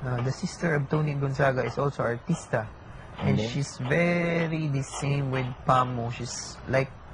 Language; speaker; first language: English; non-native, learner; Filipino